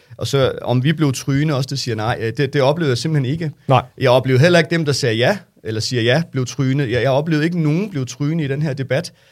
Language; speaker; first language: Danish; early bilingual, other home language; Turkish